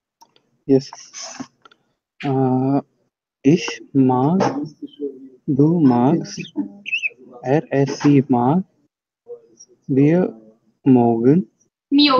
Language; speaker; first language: German; non-native, learner; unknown